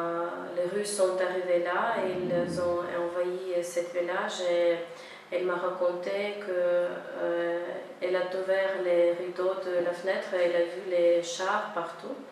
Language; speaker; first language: French; non-native, fluent; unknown